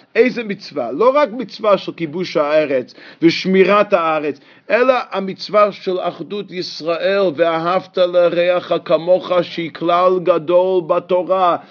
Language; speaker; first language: Hebrew; non-native, fluent; English